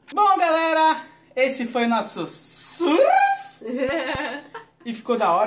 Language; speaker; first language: Portuguese; native; Portuguese